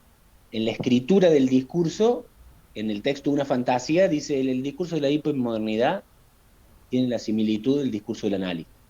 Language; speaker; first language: Spanish; native; Spanish